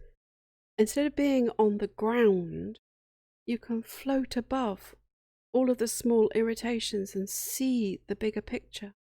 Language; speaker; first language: English; native; English